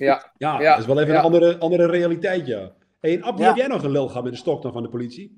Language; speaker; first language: Dutch; native; Dutch